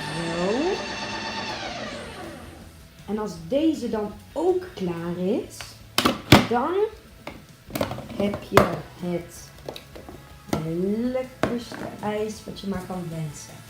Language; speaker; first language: Dutch; native; Dutch